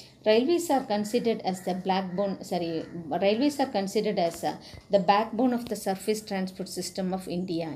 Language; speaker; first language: English; non-native, local second language; Tamil